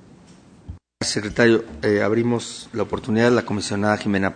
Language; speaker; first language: Spanish; native; Spanish